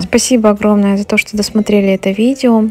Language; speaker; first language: Russian; native; Russian